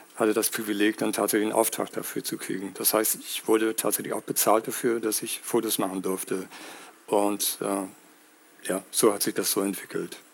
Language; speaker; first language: German; native; German